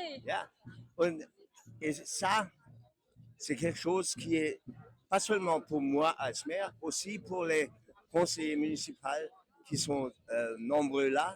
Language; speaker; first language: French; non-native, learner; German